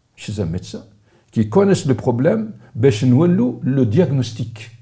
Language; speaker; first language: French; non-native, local second language; Arabic